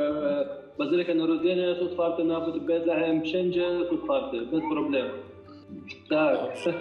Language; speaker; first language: Polish; non-native, fluent; Arabic